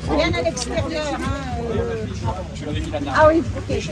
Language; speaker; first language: French; native; French